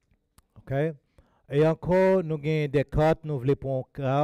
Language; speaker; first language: French; non-native, local second language; Haitian Creole